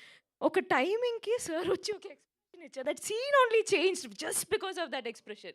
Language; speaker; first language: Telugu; non-native, local second language; Malayalam